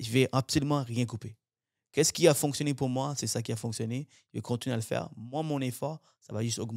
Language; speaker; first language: French; native; French